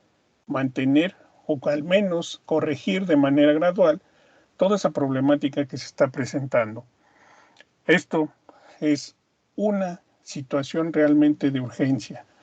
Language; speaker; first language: Spanish; native; Spanish